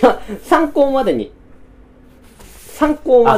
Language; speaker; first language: Japanese; native; Japanese